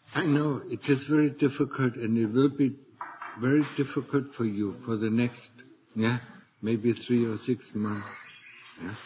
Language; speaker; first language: English; non-native, fluent; German